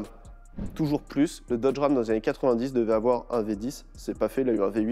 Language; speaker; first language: French; native; French